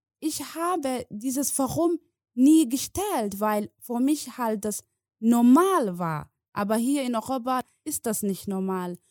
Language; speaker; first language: German; non-native, learner; Somali